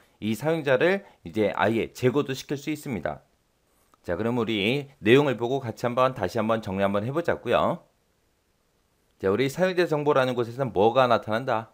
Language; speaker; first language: Korean; native; Korean